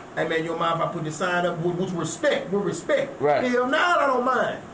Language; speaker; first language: English; native; English